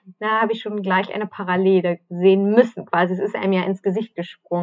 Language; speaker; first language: German; native; German